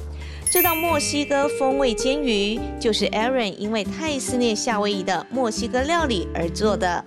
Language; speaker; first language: Chinese; native; Chinese